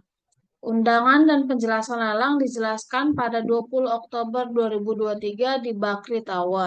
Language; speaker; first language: Indonesian; native; Indonesian